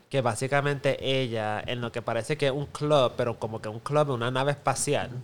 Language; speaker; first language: Spanish; early bilingual, heritage; Spanish